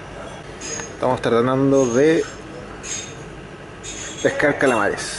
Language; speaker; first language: Spanish; native; Spanish